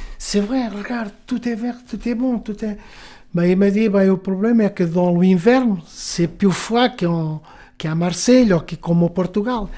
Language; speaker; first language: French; non-native, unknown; Portuguese